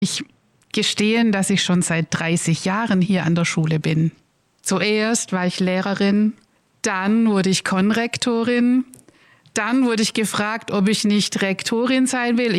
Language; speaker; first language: German; native; German